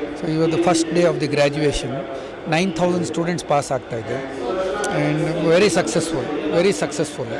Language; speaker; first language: Kannada; non-native, fluent; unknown